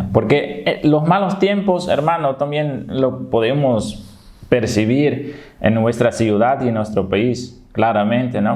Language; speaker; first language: Spanish; non-native, fluent; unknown